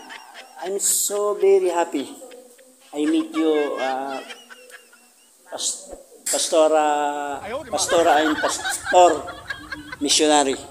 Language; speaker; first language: English; non-native, learner; Filipino